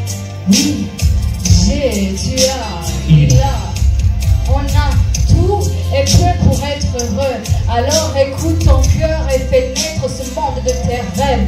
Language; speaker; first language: French; non-native, local second language; Rundi